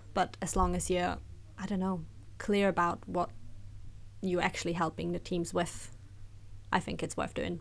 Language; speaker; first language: English; non-native, fluent; German